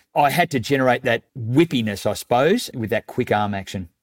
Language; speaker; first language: English; native; English